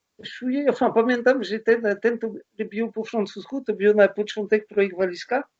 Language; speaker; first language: Polish; non-native, learner; French